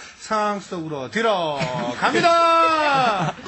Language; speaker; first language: Korean; native; Korean